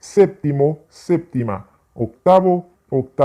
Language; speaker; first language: Spanish; non-native, fluent; Haitian Creole